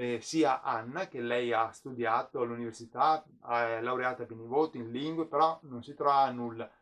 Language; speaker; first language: Italian; native; Italian